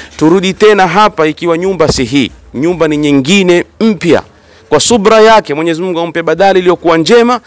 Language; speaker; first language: Swahili; native; Swahili